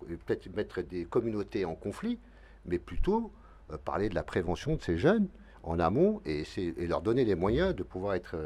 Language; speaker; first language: French; native; French